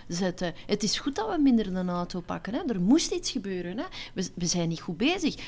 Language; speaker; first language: Dutch; native; Dutch